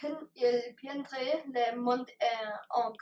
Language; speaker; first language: French; non-native, learner; English